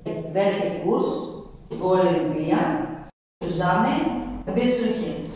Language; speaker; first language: German; non-native, learner; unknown